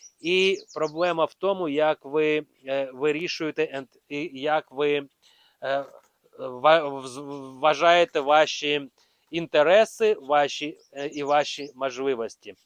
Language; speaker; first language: Ukrainian; non-native, local second language; Russian